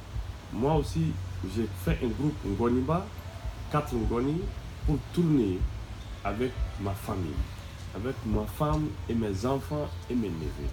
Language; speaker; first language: French; non-native, local second language; Bambara